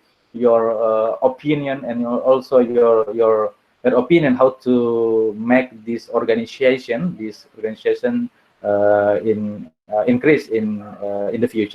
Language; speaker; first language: English; non-native, learner; Indonesian